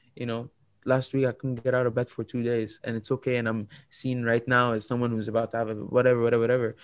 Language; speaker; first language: English; non-native, fluent; Arabic